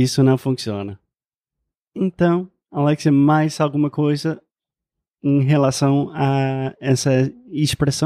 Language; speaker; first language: Portuguese; non-native, fluent; English